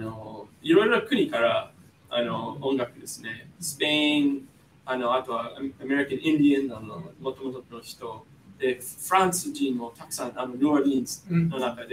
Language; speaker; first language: Japanese; non-native, fluent; English